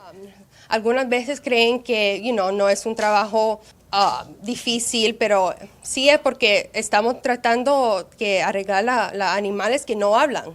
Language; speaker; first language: Spanish; early bilingual, heritage; Spanish